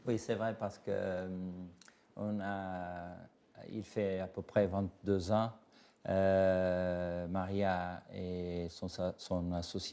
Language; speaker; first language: French; non-native, fluent; Portuguese